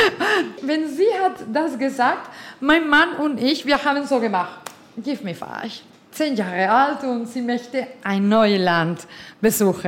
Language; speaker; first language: German; non-native, fluent; Spanish